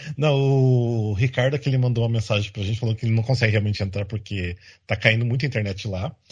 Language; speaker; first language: Portuguese; native; Portuguese